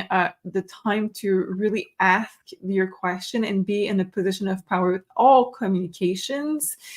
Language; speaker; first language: English; non-native, fluent; French